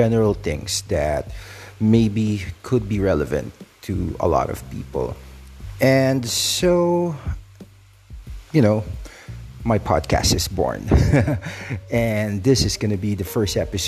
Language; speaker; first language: English; non-native, local second language; Filipino